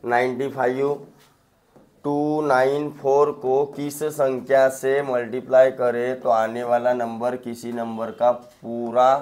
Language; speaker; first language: Hindi; non-native, local second language; Marathi